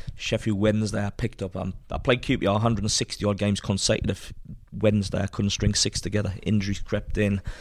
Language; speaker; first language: English; native; English